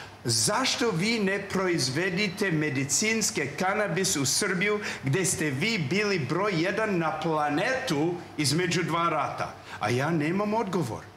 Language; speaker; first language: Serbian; non-native, learner; English